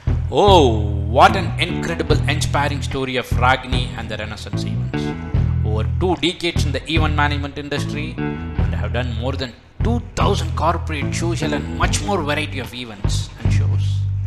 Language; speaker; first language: English; non-native, local second language; Tamil